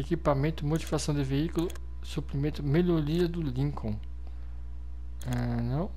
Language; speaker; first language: Portuguese; native; Portuguese